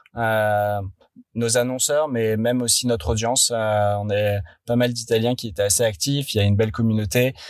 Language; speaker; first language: French; native; French